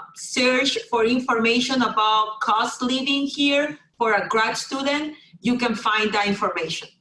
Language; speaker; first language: English; non-native, fluent; Spanish